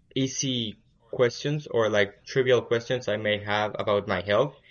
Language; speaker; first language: English; early bilingual, other home language; Spanish